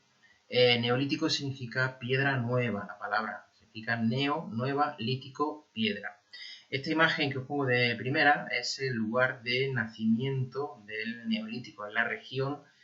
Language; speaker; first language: Spanish; native; Spanish